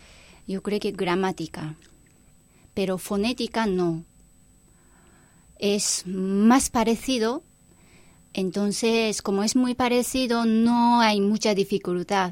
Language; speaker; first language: Spanish; non-native, fluent; Japanese